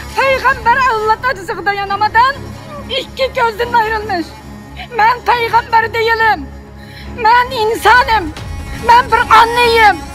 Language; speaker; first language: Turkish; non-native, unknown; Uyghur